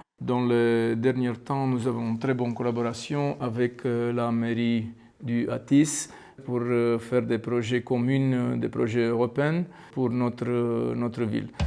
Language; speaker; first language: French; non-native, learner; Romanian